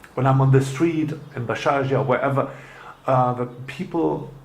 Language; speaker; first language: English; non-native, learner; German